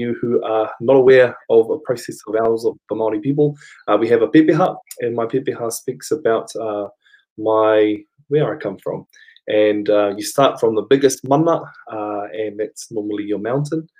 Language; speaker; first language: English; non-native, local second language; Māori